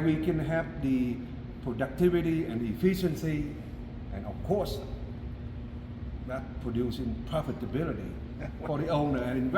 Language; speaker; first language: English; non-native, fluent; Vietnamese